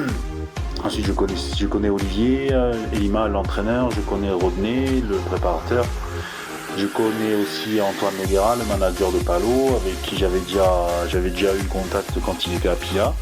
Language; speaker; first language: French; native; French